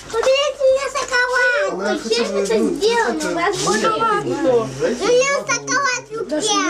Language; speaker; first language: Russian; non-native, learner; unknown